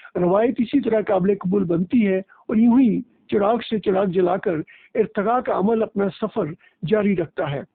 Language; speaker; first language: Urdu; non-native, local second language; Gujari